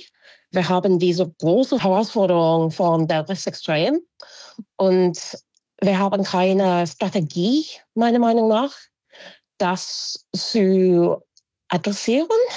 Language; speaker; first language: German; non-native, fluent; English